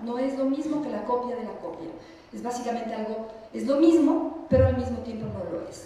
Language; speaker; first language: Spanish; native; Spanish